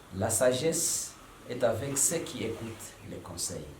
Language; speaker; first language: French; non-native, local second language; Swahili